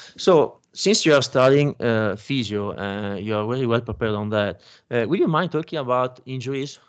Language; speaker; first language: English; non-native, fluent; Italian